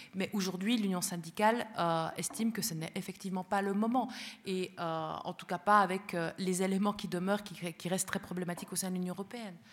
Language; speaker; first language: French; early bilingual, other home language; Spanish